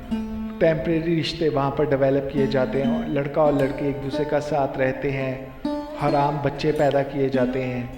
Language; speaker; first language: Urdu; native; Urdu